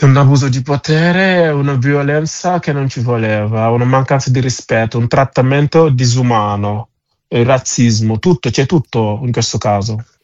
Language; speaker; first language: Italian; non-native, fluent; Wolof